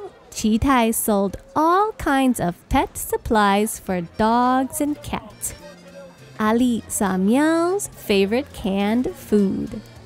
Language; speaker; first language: English; non-native, fluent; Chinese